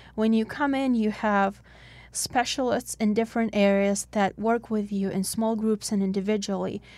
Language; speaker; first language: English; non-native, fluent; Russian